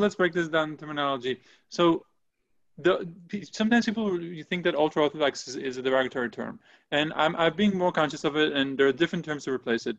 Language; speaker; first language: English; non-native, fluent; Hebrew